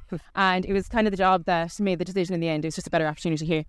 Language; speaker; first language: English; native; English